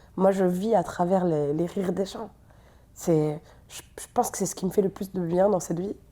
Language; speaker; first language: French; native; French